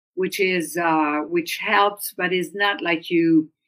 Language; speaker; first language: English; non-native, fluent; Italian